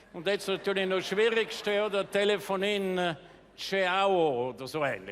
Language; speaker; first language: German; native; German